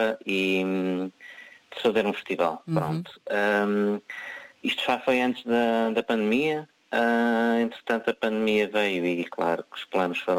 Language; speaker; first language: Portuguese; native; Portuguese